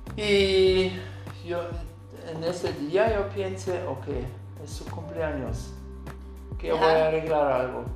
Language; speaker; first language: Spanish; non-native, learner; German